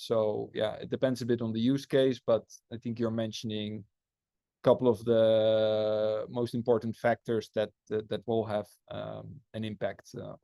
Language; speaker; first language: English; non-native, fluent; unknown